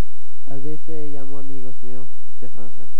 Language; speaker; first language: Spanish; early bilingual, heritage; French